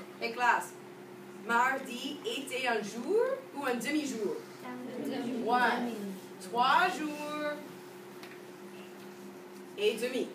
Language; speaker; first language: French; non-native, fluent; English